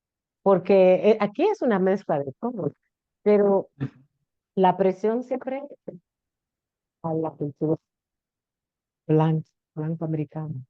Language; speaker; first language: Spanish; early bilingual, heritage; Spanish